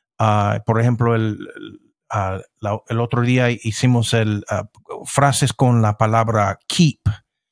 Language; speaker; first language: Spanish; non-native, fluent; English